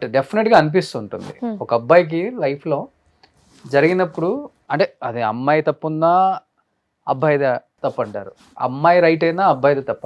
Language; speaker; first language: Telugu; native; Telugu